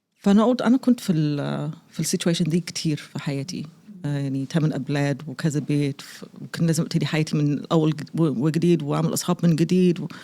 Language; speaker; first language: Egyptian Arabic; early bilingual, heritage; Arabic